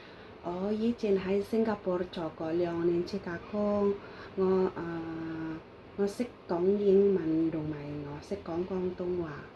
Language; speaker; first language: Cantonese; non-native, learner; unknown